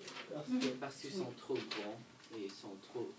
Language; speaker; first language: French; non-native, learner; English